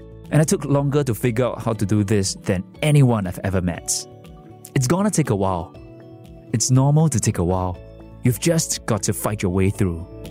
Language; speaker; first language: English; non-native, fluent; Chinese